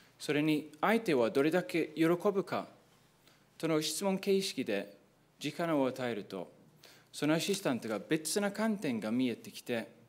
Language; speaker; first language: Japanese; non-native, fluent; English